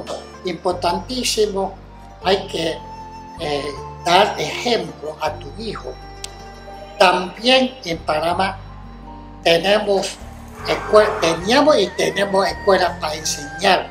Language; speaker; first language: Spanish; non-native, fluent; Chinese